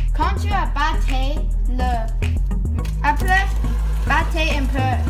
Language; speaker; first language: French; non-native, learner; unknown